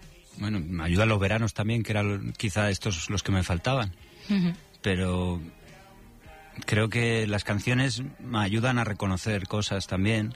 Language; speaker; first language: Spanish; native; Spanish